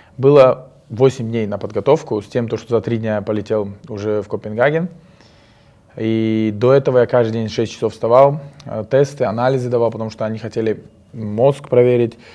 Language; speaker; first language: Russian; non-native, local second language; Uzbek